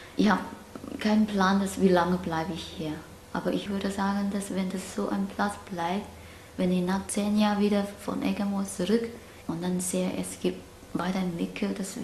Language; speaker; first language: German; non-native, learner; Cantonese